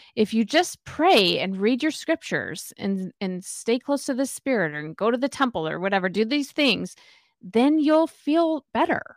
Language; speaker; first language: English; native; English